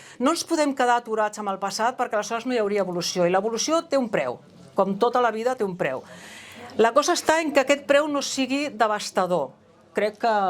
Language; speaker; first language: Catalan; non-native, local second language; Spanish